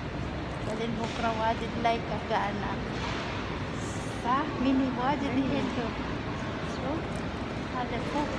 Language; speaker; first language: Arabic; non-native, learner; Waray